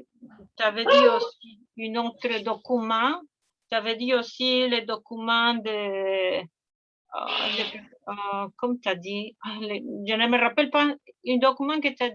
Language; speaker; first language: French; non-native, fluent; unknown